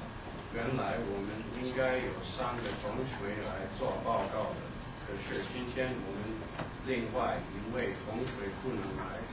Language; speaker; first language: Chinese; non-native, learner; English